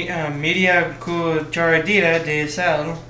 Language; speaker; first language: Spanish; non-native, learner; English